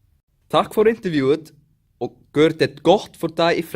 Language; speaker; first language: Danish; non-native, learner; Icelandic